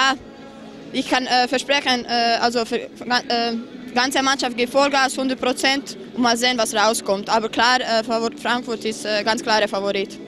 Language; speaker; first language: German; non-native, fluent; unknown